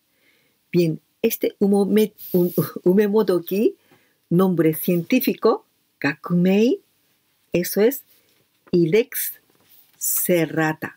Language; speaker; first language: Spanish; non-native, fluent; Japanese